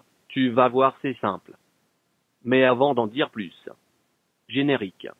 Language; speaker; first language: French; native; French